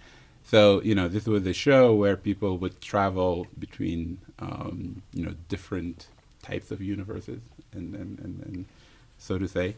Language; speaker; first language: English; non-native, fluent; Wolof